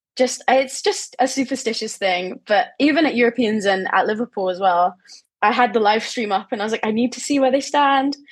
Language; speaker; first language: English; native; English